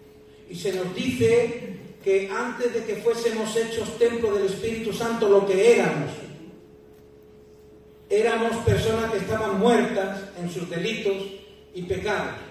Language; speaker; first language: Spanish; native; Spanish